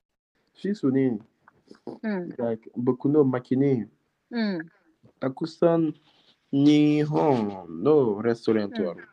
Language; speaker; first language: Japanese; non-native, learner; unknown